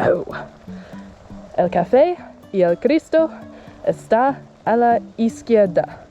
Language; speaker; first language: Spanish; non-native, learner; English